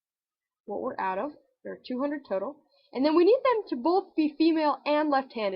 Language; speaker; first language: English; native; English